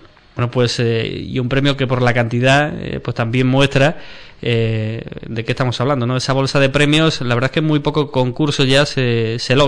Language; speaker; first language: Spanish; native; Spanish